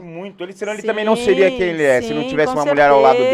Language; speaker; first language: Portuguese; native; Portuguese